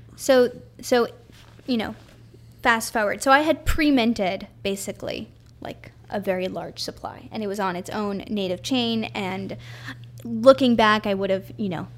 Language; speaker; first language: English; native; English